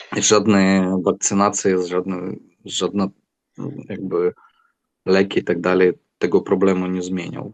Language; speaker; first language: Polish; non-native, fluent; Ukrainian